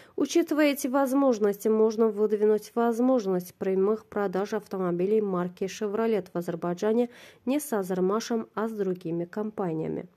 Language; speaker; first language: Russian; non-native, local second language; Azerbaijani